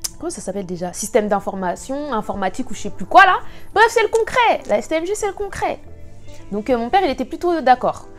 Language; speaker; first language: French; native; French